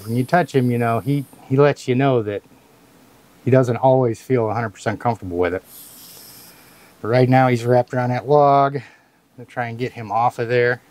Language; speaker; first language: English; native; English